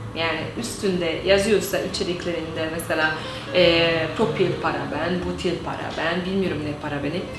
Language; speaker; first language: Turkish; non-native, fluent; Hungarian